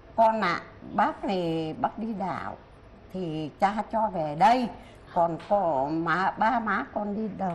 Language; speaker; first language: Vietnamese; early bilingual, heritage; Vietnamese